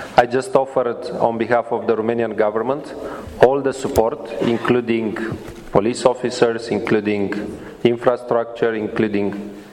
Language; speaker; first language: English; non-native, fluent; Romanian